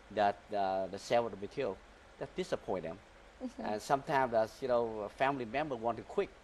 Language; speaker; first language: English; early bilingual, other home language; Vietnamese